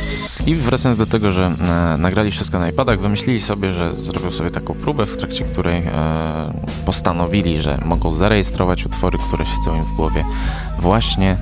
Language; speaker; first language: Polish; native; Polish